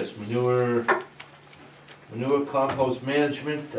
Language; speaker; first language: English; native; English